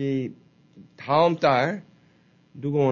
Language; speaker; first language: Korean; early bilingual, heritage; Korean